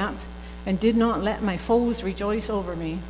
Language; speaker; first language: English; native; English